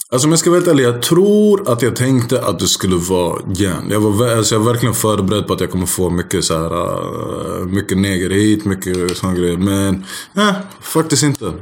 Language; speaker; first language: Swedish; early bilingual, other home language; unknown